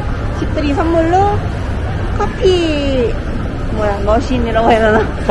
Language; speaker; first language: Korean; non-native, fluent; Thai